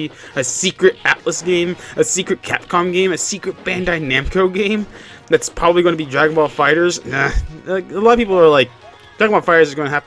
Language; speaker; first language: English; native; English